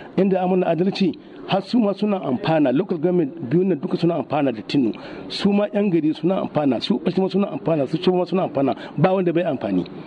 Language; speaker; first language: Hausa; native; Hausa